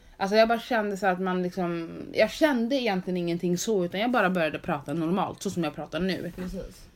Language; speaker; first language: Swedish; native; Swedish